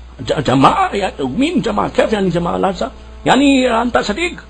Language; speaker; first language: Arabic; non-native, learner; Urdu